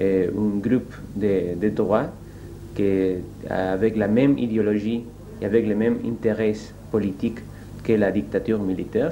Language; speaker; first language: French; non-native, learner; Spanish